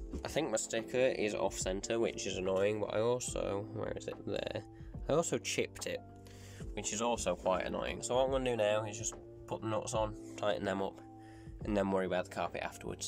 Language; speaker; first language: English; native; English